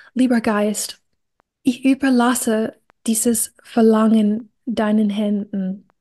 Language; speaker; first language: German; non-native, fluent; English